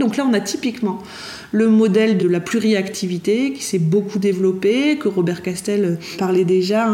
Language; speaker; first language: French; native; French